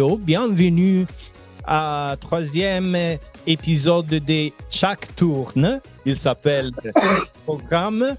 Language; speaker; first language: French; non-native, learner; Italian